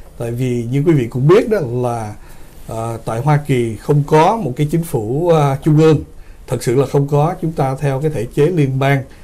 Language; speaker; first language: Vietnamese; early bilingual, other home language; English